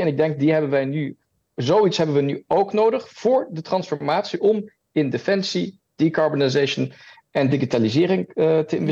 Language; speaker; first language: Dutch; early bilingual, heritage; German